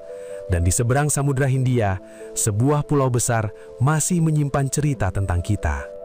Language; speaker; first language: Indonesian; native; Indonesian